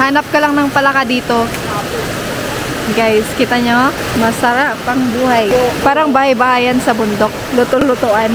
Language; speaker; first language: Filipino; native; Filipino